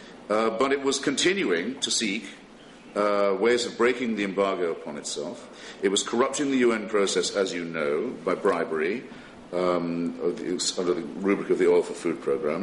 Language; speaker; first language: English; native; English